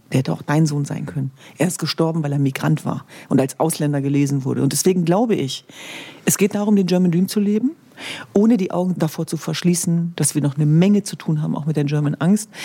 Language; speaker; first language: German; early bilingual, other home language; Kurdish